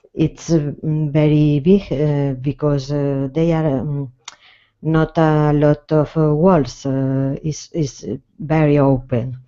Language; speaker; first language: English; non-native, learner; Spanish